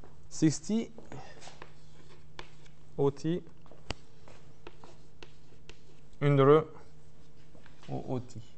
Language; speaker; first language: Norwegian; non-native, fluent; French